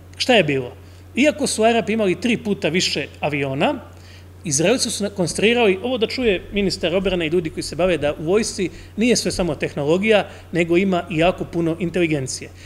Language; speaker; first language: Croatian; native; Croatian